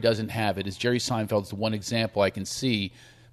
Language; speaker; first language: English; native; English